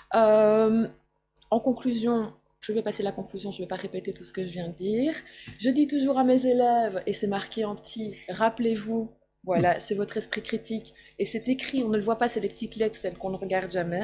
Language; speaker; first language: French; native; French